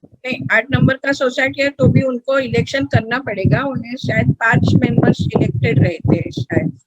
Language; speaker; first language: Hindi; non-native, local second language; Marathi